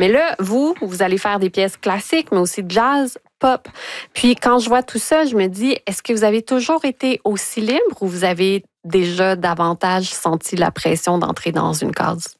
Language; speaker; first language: French; native; French